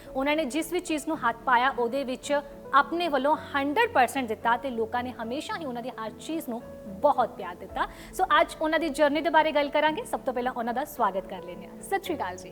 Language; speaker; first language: Punjabi; native; Punjabi